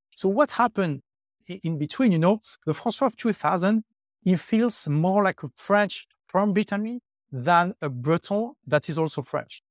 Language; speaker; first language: English; non-native, fluent; French